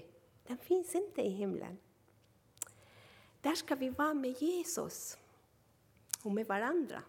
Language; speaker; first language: Swedish; non-native, fluent; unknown